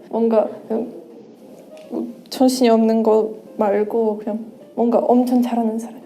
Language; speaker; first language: Korean; non-native, fluent; Russian